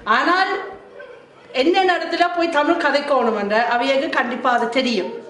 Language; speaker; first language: Tamil; non-native, fluent; German